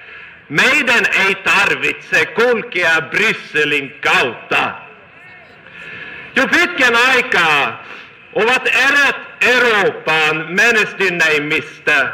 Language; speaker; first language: Finnish; non-native, fluent; Swedish